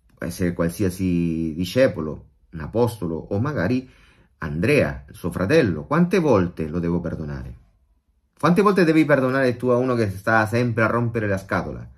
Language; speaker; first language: Italian; non-native, fluent; Spanish